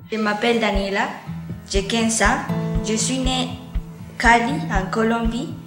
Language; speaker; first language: French; early bilingual, other home language; Spanish